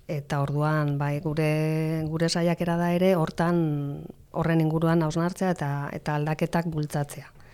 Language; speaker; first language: Basque; non-native, local second language; Spanish